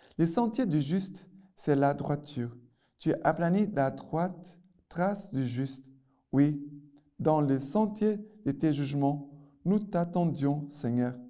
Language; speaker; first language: French; non-native, fluent; Portuguese